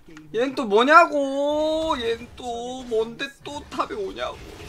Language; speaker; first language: Korean; native; Korean